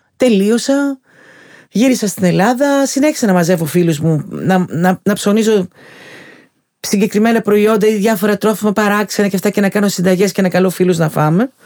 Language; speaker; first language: Greek; native; Greek